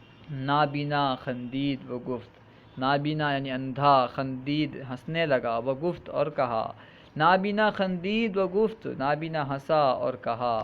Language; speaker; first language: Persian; non-native, fluent; Urdu